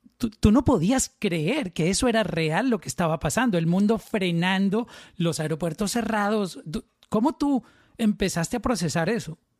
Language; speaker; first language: Spanish; native; Spanish